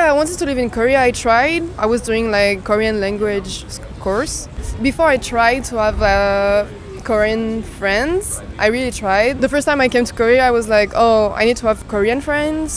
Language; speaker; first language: English; non-native, fluent; French